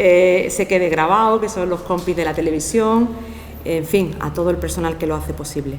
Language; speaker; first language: Spanish; native; Spanish